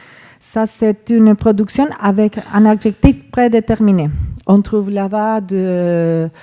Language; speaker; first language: French; non-native, fluent; Spanish